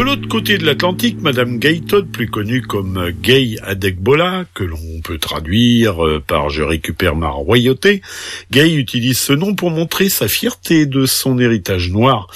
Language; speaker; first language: French; native; French